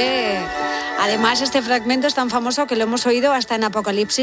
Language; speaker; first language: Spanish; native; Spanish